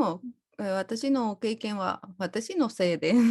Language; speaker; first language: Japanese; non-native, learner; Spanish